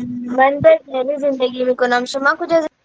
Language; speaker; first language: Persian; non-native, learner; Urdu